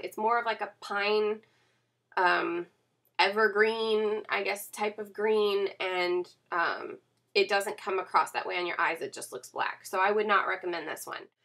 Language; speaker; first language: English; native; English